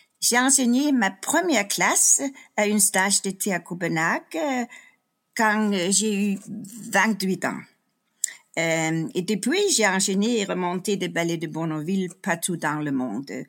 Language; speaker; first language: French; non-native, fluent; Danish